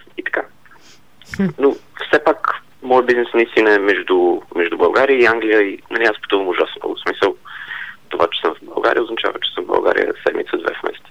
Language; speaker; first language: Bulgarian; early bilingual, heritage; Bulgarian